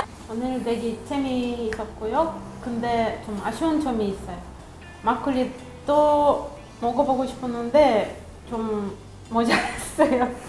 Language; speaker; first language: Korean; non-native, fluent; Russian